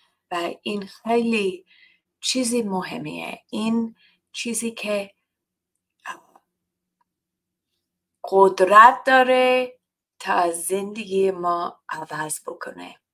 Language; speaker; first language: Persian; non-native, learner; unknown